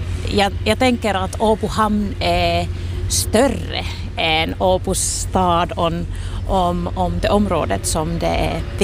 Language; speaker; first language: Swedish; non-native, local second language; Finnish